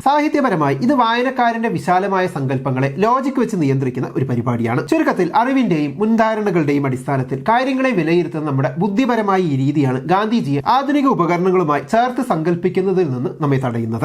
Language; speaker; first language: Malayalam; native; Malayalam